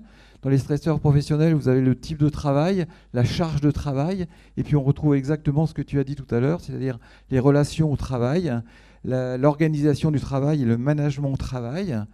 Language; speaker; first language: French; native; French